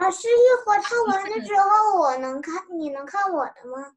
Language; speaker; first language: Chinese; early bilingual, heritage; Chinese